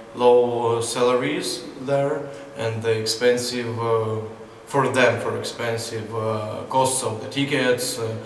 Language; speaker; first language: English; non-native, learner; Ukrainian